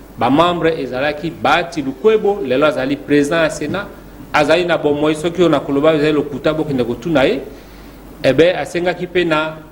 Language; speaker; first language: Lingala; native; Lingala